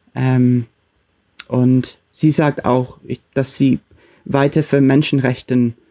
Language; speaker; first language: German; non-native, fluent; English